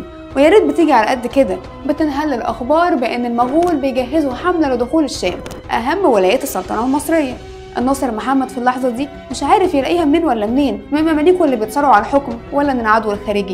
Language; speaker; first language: Arabic; native; Arabic